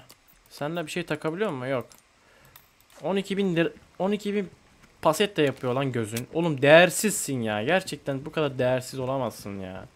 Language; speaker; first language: Turkish; native; Turkish